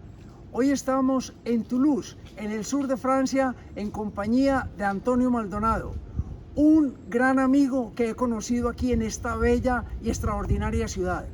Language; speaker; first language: Spanish; native; Spanish